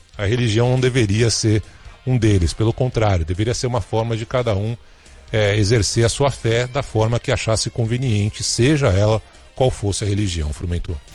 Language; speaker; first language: Portuguese; native; Portuguese